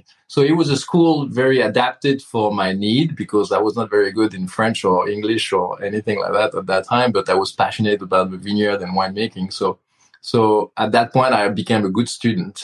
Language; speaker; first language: English; non-native, fluent; French